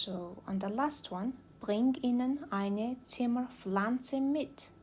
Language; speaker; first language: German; non-native, learner; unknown